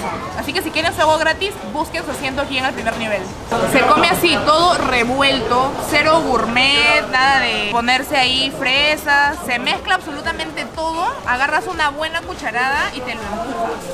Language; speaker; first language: Spanish; native; Spanish